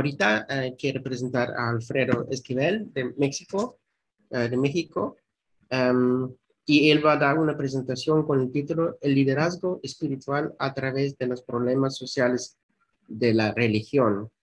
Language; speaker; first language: Spanish; non-native, fluent; Dutch